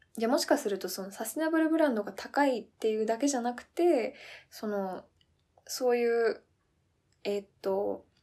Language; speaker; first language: Japanese; early bilingual, heritage; Japanese